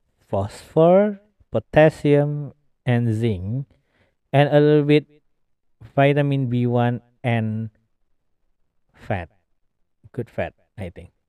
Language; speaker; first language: English; non-native, learner; Indonesian